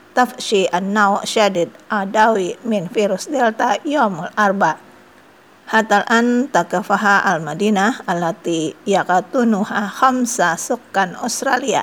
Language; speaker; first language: Arabic; non-native, fluent; Indonesian